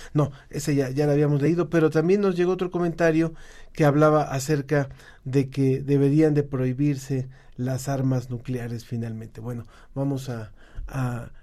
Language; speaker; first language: Spanish; native; Spanish